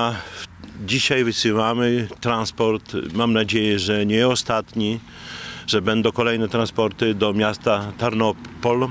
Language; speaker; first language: Polish; native; Polish